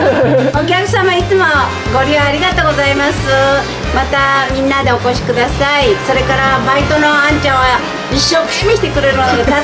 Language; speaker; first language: Japanese; native; Japanese